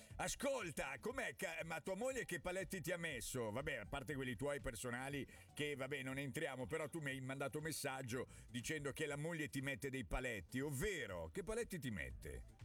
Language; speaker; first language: Italian; native; Italian